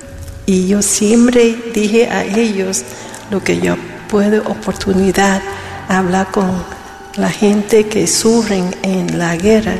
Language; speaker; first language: Spanish; non-native, learner; Vietnamese